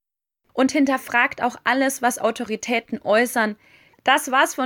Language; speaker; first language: German; native; German